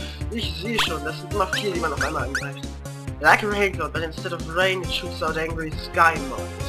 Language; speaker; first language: German; native; German